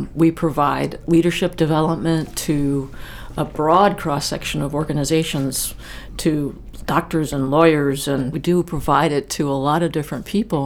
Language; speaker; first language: English; native; English